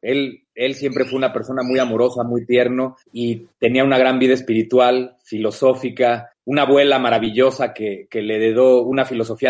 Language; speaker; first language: Spanish; native; Spanish